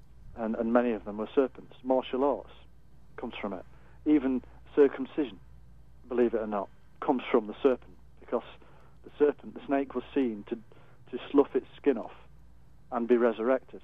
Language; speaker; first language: English; native; English